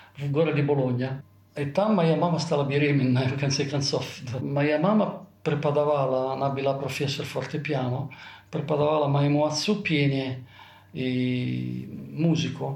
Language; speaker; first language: Russian; non-native, fluent; Italian